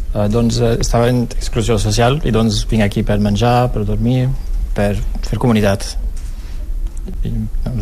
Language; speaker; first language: Catalan; non-native, local second language; Spanish